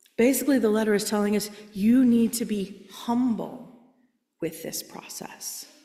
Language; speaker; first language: English; native; English